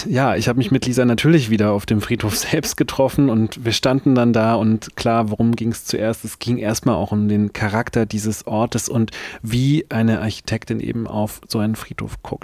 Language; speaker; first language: German; native; German